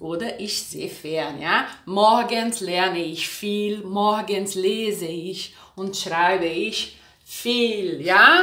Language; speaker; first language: German; non-native, fluent; Portuguese